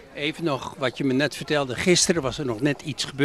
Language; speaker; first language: Dutch; native; Dutch